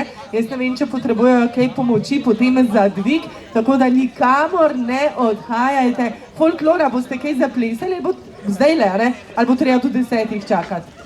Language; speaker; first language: Slovenian; native; Slovenian